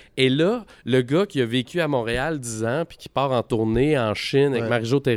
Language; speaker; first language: French; native; French